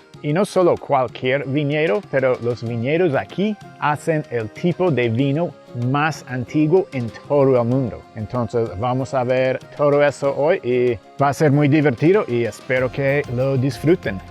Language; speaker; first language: Spanish; early bilingual, heritage; English